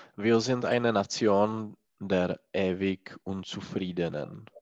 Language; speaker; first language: German; non-native, learner; Czech